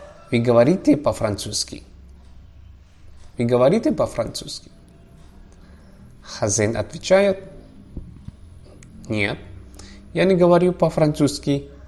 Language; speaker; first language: Russian; non-native, fluent; Javanese